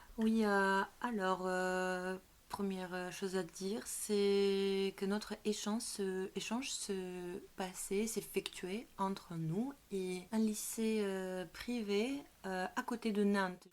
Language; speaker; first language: French; non-native, fluent; Bulgarian